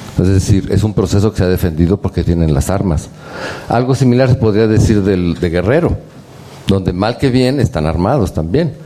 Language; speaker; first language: Spanish; native; Spanish